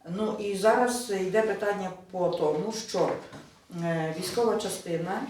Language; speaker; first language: Ukrainian; native; Ukrainian